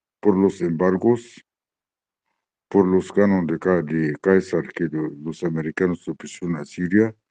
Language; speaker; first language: Spanish; non-native, learner; Arabic